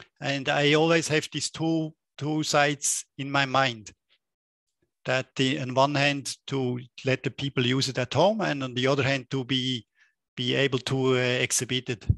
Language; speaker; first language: English; non-native, fluent; German